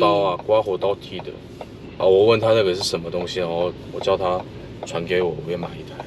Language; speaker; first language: Chinese; non-native, fluent; Korean